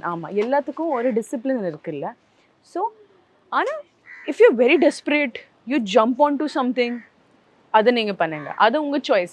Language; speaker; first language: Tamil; non-native, local second language; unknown